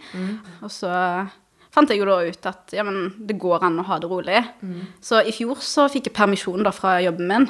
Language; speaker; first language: Norwegian; early bilingual, other home language; Arabic